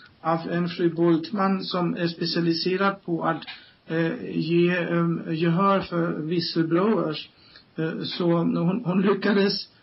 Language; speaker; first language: Swedish; non-native, fluent; German